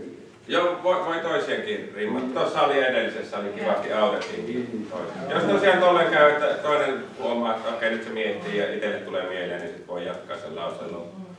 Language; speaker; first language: Finnish; native; Finnish